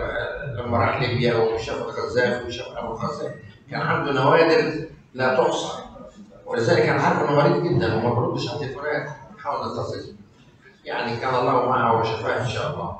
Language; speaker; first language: Arabic; native; Arabic